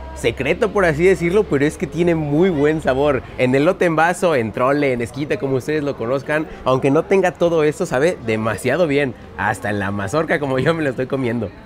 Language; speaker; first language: Spanish; native; Spanish